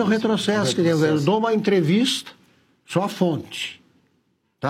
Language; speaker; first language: Portuguese; native; Portuguese